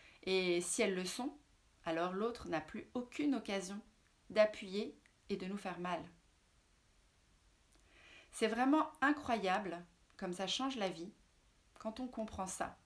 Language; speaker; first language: French; native; French